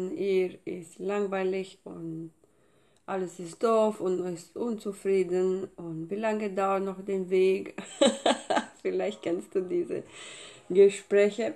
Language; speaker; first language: German; non-native, fluent; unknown